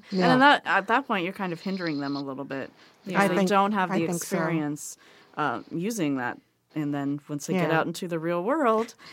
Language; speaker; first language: English; native; English